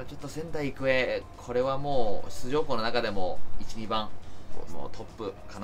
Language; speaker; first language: Japanese; native; Japanese